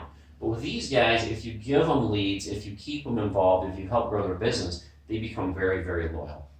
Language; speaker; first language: English; native; English